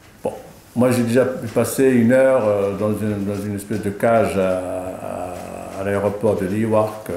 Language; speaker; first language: French; non-native, local second language; Arabic